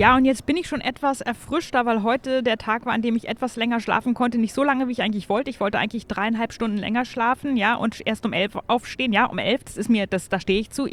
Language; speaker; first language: German; native; German